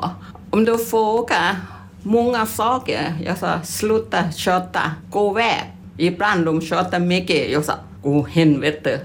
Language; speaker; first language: Swedish; non-native, learner; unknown